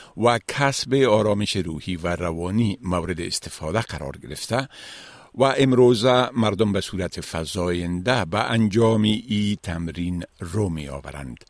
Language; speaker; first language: Persian; native; Persian